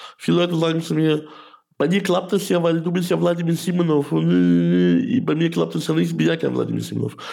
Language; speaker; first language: German; early bilingual, other home language; Russian